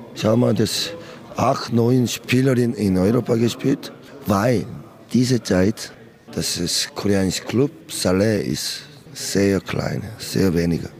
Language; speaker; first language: German; non-native, learner; Korean